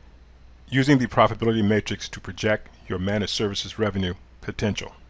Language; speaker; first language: English; native; English